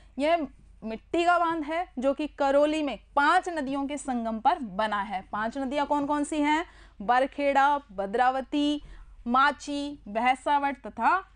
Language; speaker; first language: Hindi; native; Hindi